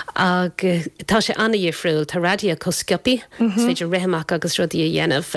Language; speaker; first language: Irish; non-native, local second language; English